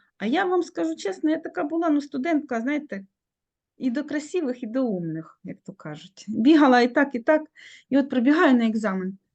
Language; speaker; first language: Ukrainian; native; Ukrainian